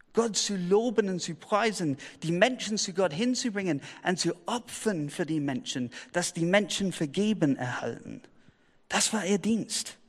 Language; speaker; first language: German; non-native, fluent; English